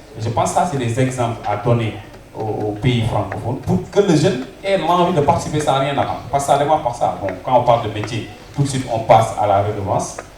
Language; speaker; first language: French; non-native, local second language; Wolof